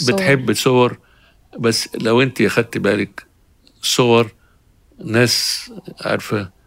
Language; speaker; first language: Arabic; native; Arabic